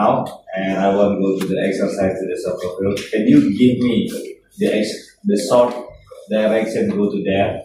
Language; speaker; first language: English; non-native, learner; Indonesian